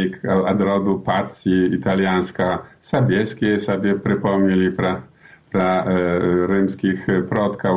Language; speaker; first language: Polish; non-native, learner; Belarusian